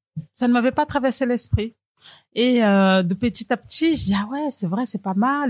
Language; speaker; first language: French; non-native, fluent; Portuguese